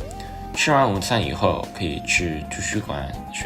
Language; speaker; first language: Chinese; non-native, learner; English